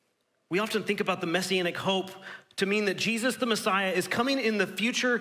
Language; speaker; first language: English; native; English